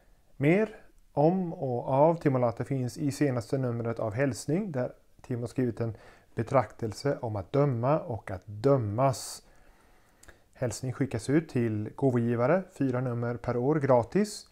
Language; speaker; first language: Swedish; native; Swedish